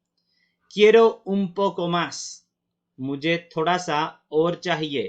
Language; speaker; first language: Spanish; non-native, fluent; Urdu